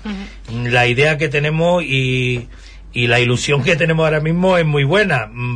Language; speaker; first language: Spanish; native; Spanish